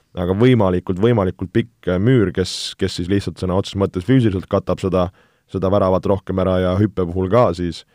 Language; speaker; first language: Estonian; native; Estonian